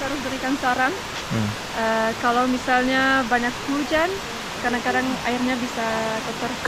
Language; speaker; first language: Indonesian; non-native, fluent; English